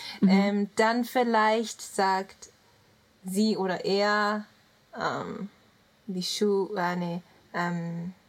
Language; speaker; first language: German; non-native, learner; Japanese